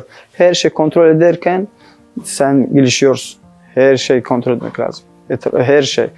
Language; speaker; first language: Turkish; non-native, learner; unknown